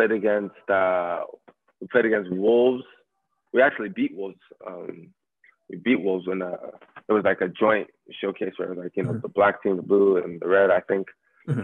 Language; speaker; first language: English; native; English